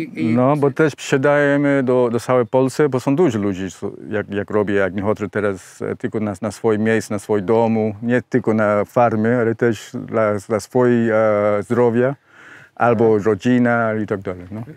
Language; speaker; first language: Polish; non-native, learner; Spanish